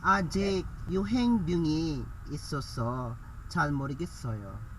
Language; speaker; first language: Korean; non-native, learner; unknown